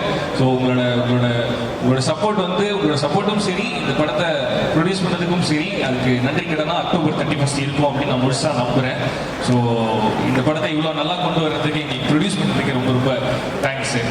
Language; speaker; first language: Tamil; native; Tamil